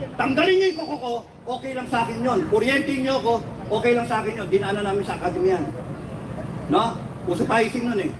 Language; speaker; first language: Filipino; native; Filipino